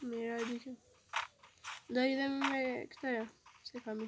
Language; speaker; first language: Swedish; early bilingual, other home language; Albanian